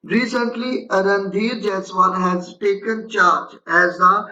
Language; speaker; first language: English; non-native, local second language; Punjabi